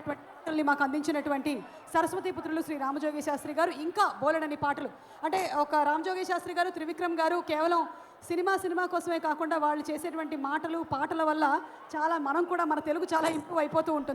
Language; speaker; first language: Telugu; native; Telugu